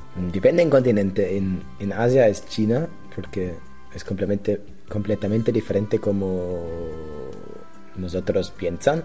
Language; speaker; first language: Spanish; non-native, learner; German